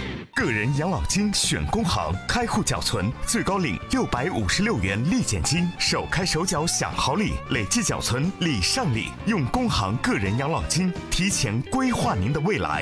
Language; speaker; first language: Chinese; native; Chinese